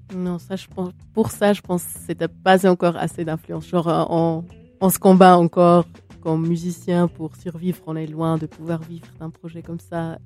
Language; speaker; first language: French; native; French